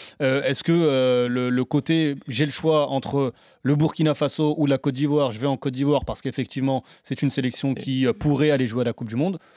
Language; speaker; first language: French; native; French